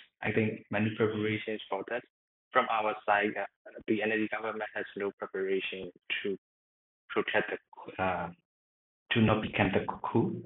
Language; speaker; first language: English; non-native, learner; Burmese